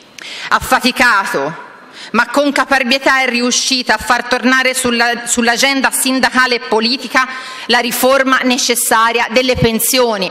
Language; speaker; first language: Italian; native; Italian